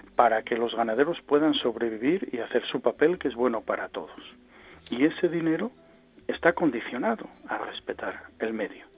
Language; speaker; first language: Spanish; native; Spanish